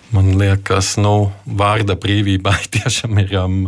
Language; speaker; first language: Latvian; non-native, fluent; German